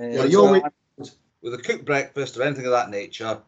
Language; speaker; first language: English; native; English